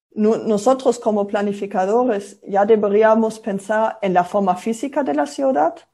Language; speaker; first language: Spanish; non-native, fluent; German